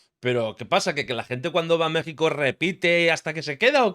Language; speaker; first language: Spanish; native; Spanish